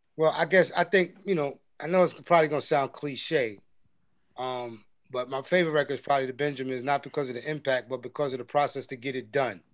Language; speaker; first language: English; native; English